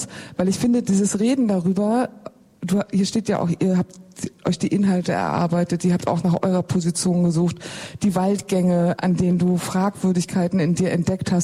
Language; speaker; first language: German; native; German